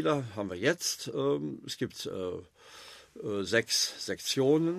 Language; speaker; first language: German; native; German